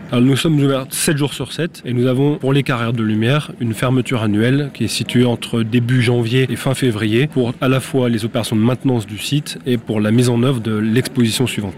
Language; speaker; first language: French; native; French